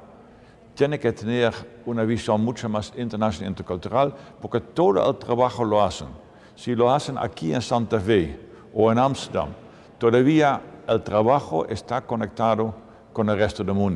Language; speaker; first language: Spanish; non-native, fluent; Dutch